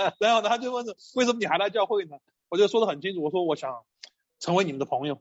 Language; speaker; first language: Chinese; native; Chinese